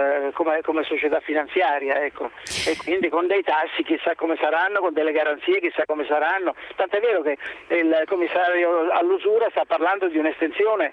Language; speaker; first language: Italian; native; Italian